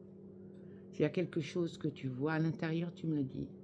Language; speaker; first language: French; native; French